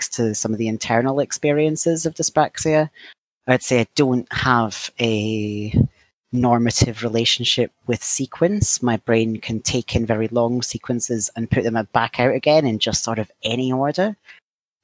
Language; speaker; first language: English; native; English